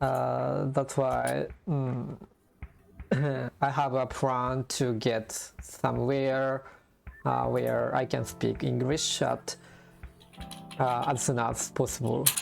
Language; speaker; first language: English; non-native, learner; Japanese